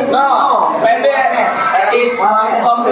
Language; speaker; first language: English; non-native, learner; Indonesian